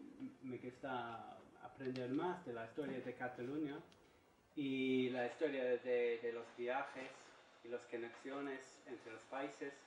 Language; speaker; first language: Spanish; non-native, learner; English